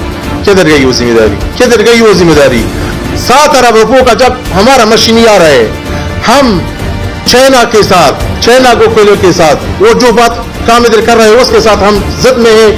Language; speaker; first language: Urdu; non-native, fluent; Pashto